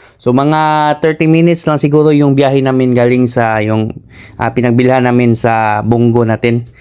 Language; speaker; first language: Filipino; non-native, local second language; Cebuano